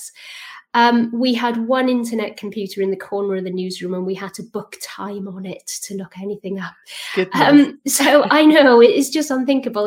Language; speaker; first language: English; native; English